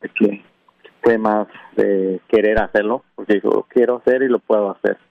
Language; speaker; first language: Spanish; non-native, local second language; Kʼicheʼ